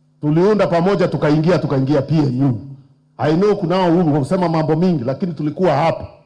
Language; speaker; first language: Swahili; non-native, local second language; Meru